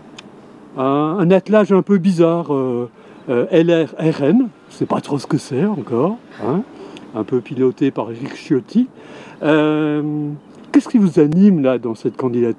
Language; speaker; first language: French; native; French